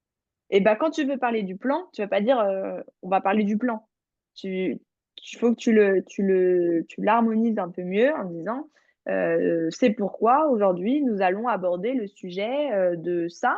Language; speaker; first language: French; native; French